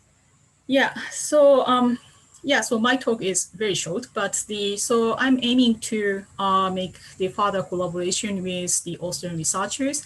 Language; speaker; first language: English; non-native, fluent; Japanese